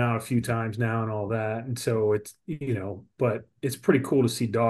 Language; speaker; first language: English; native; English